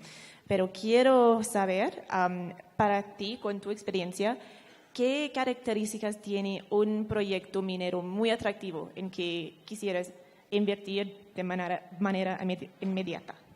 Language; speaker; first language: Spanish; non-native, fluent; English